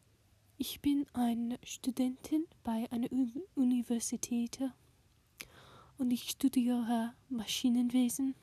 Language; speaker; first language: German; non-native, learner; English